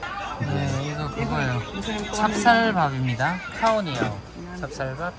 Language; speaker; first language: Korean; native; Korean